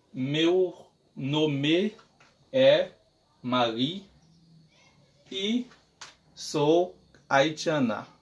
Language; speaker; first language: Portuguese; non-native, learner; Haitian Creole